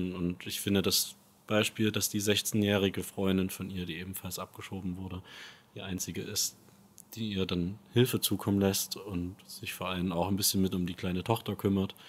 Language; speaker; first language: German; native; German